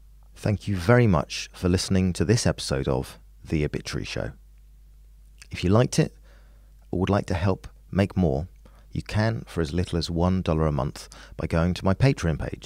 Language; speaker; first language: English; native; English